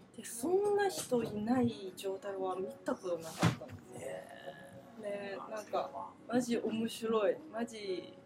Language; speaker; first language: Japanese; non-native, fluent; Chinese